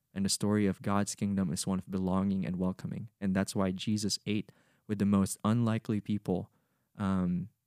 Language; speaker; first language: English; non-native, local second language; Cebuano